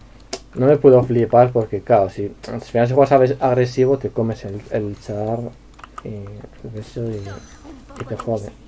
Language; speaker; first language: Spanish; native; Spanish